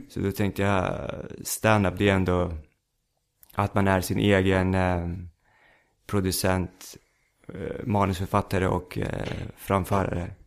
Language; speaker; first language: Swedish; early bilingual, other home language; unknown